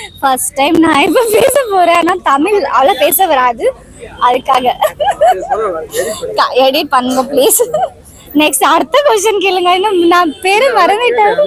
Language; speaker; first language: Tamil; non-native, learner; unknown